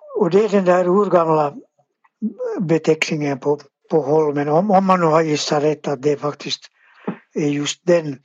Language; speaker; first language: Swedish; native; Swedish